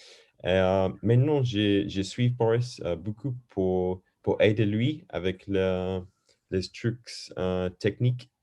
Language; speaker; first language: French; non-native, learner; English